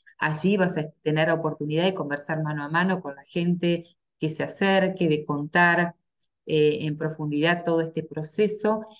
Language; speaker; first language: Spanish; native; Spanish